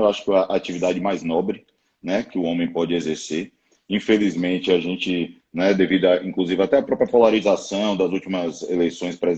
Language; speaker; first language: Portuguese; native; Portuguese